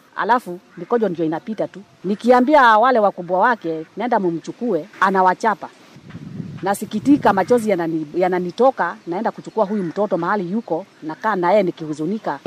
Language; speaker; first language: Swahili; non-native, local second language; Luo (Kenya and Tanzania)